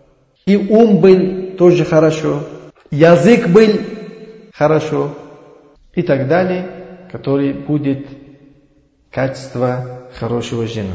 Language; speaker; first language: Russian; non-native, learner; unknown